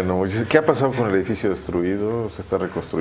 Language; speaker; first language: Spanish; native; Spanish